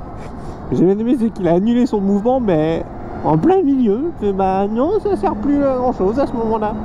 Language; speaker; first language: French; native; French